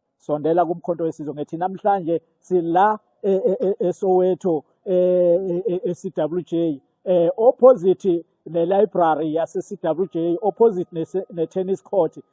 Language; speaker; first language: Zulu; native; Zulu